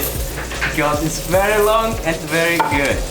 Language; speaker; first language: English; non-native, learner; Turkish